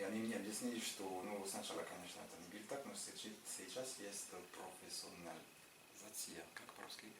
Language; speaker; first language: Russian; non-native, fluent; French